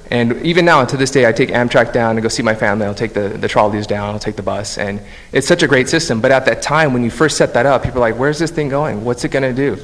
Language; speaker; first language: English; native; English